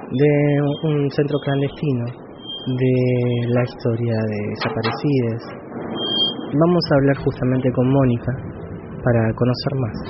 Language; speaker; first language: Spanish; native; Spanish